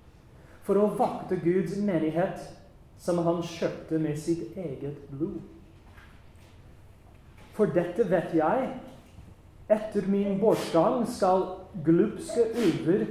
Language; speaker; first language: Norwegian; non-native, fluent; English